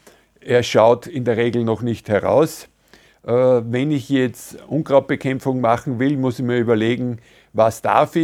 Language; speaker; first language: German; native; German